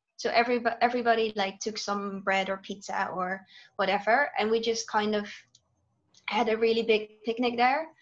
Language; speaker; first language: English; non-native, fluent; Dutch